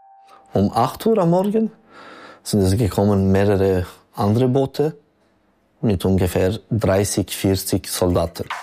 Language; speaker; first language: German; non-native, local second language; French